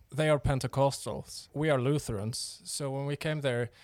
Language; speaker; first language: English; non-native, fluent; Norwegian